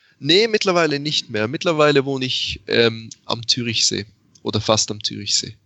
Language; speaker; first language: German; native; German